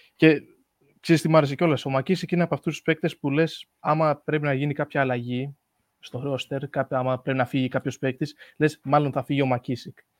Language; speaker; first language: Greek; early bilingual, heritage; Greek